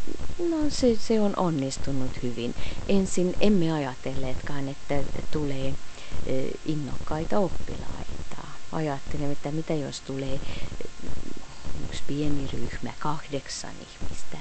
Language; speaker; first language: Finnish; non-native, fluent; Hungarian